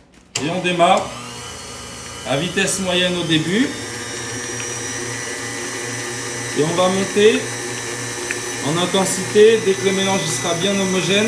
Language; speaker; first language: French; native; French